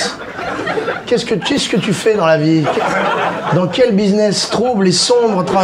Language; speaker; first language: French; native; French